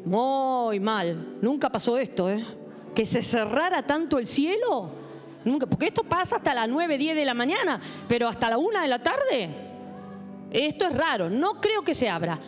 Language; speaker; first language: Spanish; native; Spanish